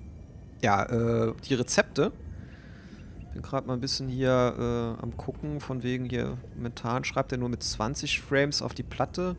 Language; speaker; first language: German; native; German